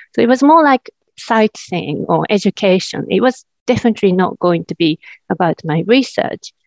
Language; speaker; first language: English; non-native, fluent; Japanese